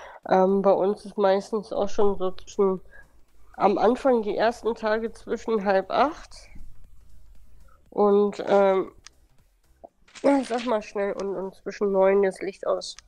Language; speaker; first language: German; native; German